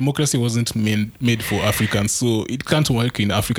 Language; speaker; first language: English; non-native, local second language; Luo (Kenya and Tanzania)